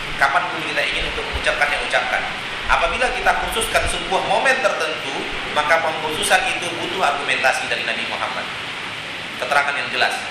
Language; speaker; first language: Indonesian; non-native, local second language; Minangkabau